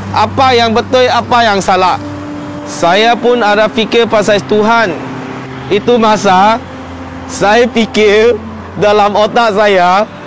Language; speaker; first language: Malay; non-native, local second language; Chinese